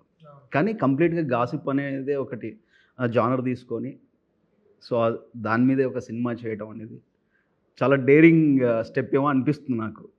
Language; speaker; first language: Telugu; native; Telugu